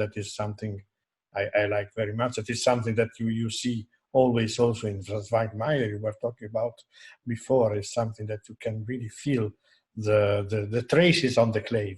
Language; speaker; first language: English; non-native, fluent; Italian